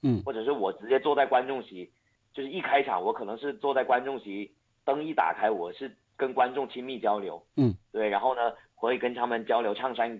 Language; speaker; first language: Chinese; non-native, local second language; Hakka Chinese